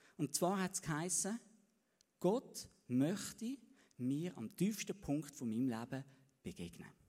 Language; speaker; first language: German; native; German